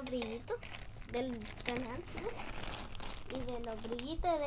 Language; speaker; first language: Spanish; native; Spanish